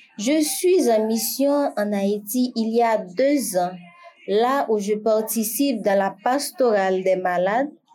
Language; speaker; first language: French; non-native, local second language; Haitian Creole